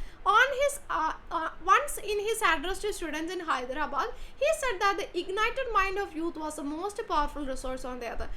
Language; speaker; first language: English; non-native, local second language; Malayalam